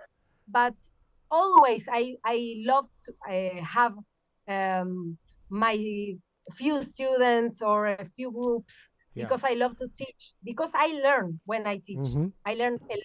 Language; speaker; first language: English; non-native, learner; Spanish